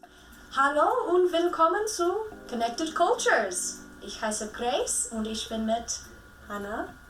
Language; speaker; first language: German; non-native, learner; English